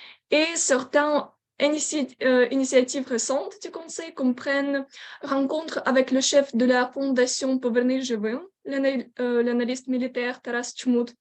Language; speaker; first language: French; non-native, learner; Ukrainian